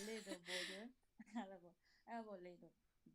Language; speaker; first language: English; non-native, learner; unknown